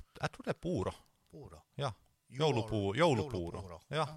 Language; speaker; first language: Norwegian; non-native, fluent; Finnish